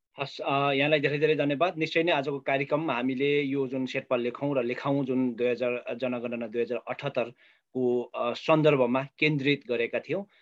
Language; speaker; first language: Nepali; non-native, local second language; Sherpa